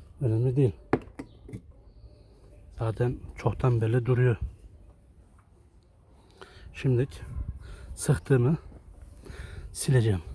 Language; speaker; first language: Turkish; early bilingual, heritage; Turkish